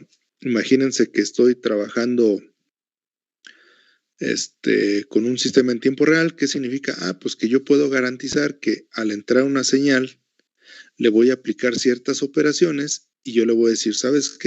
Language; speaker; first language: Spanish; native; Spanish